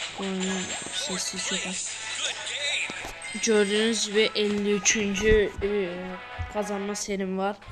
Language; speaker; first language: Turkish; native; Turkish